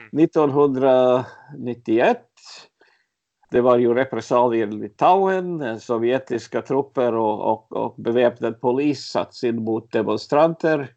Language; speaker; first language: Swedish; early bilingual, other home language; Latvian